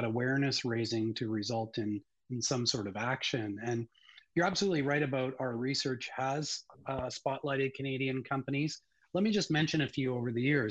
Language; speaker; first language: English; native; English